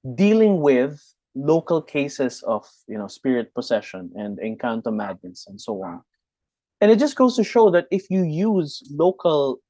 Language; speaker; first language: English; non-native, local second language; Hiligaynon